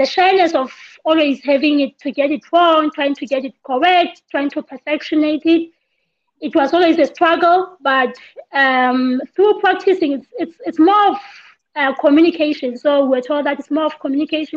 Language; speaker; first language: English; non-native, local second language; Southern Sotho